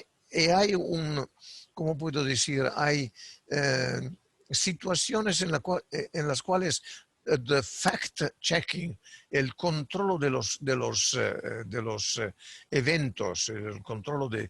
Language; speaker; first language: Spanish; non-native, fluent; Italian